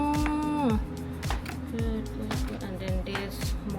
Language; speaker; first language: English; non-native, learner; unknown